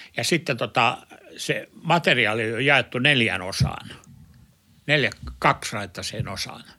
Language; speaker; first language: Finnish; native; Finnish